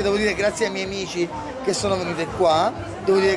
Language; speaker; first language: Italian; native; Italian